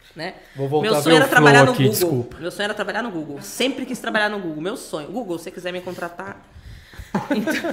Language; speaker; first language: Portuguese; native; Portuguese